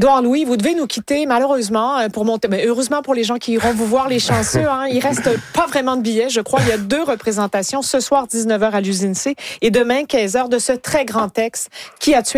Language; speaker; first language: French; native; French